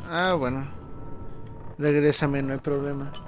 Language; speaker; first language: Spanish; native; Spanish